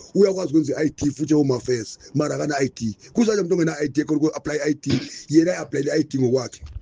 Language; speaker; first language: Zulu; non-native, local second language; Northern Sotho